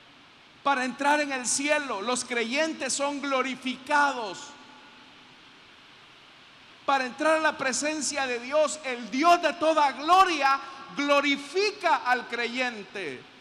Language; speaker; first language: Spanish; native; Spanish